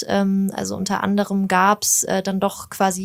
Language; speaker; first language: German; native; German